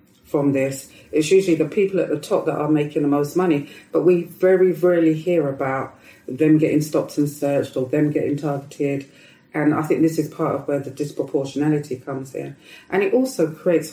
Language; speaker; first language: English; native; English